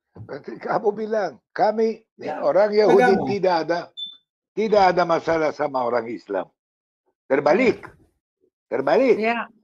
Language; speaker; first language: Indonesian; non-native, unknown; Hebrew